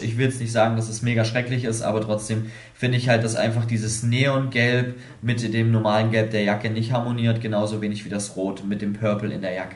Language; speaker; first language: German; native; German